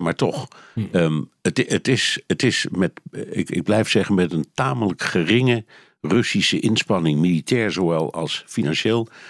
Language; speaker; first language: Dutch; native; Dutch